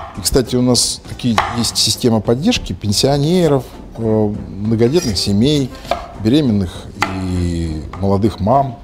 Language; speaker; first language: Russian; native; Russian